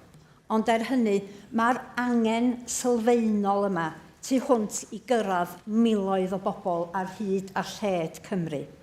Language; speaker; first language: Welsh; native; Welsh